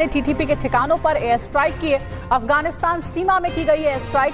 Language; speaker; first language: Hindi; native; Hindi